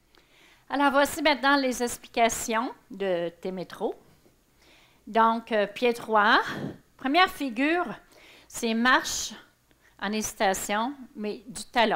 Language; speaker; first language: French; native; French